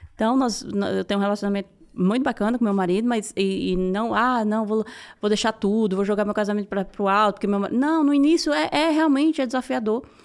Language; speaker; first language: Portuguese; native; Portuguese